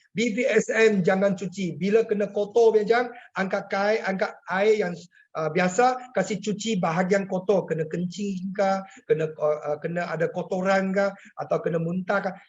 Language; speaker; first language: Malay; non-native, local second language; Chinese